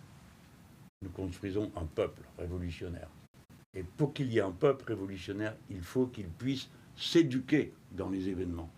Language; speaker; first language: French; native; French